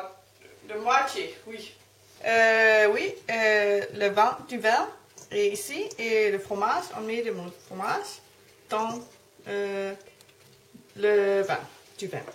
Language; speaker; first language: French; non-native, learner; Danish